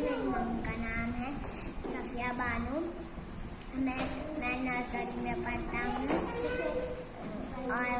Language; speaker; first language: Hindi; non-native, local second language; Kashmiri